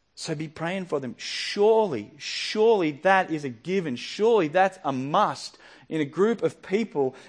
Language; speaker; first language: English; native; English